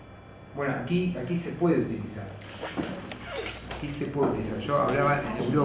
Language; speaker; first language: Spanish; native; Spanish